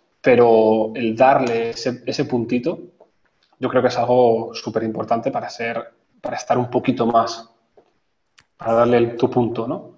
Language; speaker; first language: Spanish; native; Spanish